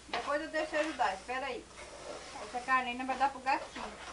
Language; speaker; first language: Portuguese; native; Portuguese